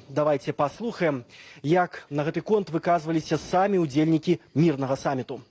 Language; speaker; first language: Belarusian; native; Belarusian